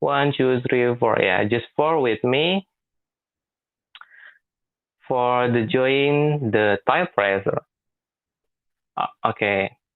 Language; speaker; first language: English; non-native, learner; Indonesian